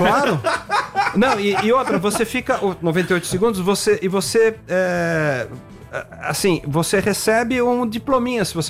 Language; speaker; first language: Portuguese; native; Portuguese